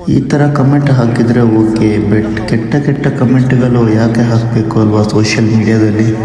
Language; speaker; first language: Kannada; non-native, local second language; Badaga